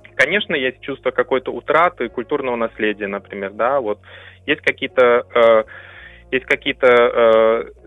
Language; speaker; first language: Russian; non-native, local second language; German